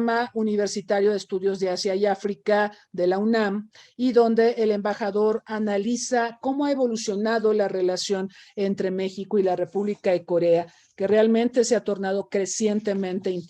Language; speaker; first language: Spanish; native; Spanish